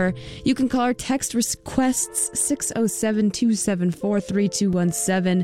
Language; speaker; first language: English; native; English